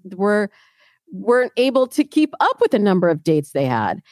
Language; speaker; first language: English; native; English